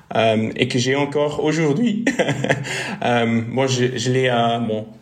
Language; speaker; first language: French; non-native, fluent; Dutch